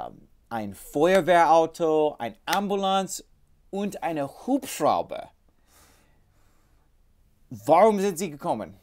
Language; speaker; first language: German; non-native, learner; English